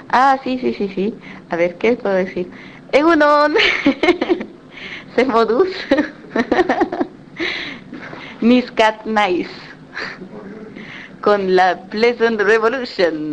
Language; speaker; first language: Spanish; non-native, fluent; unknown